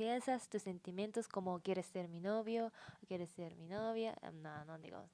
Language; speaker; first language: Spanish; non-native, learner; Japanese